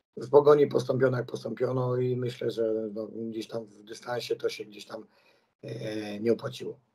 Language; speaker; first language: Polish; native; Polish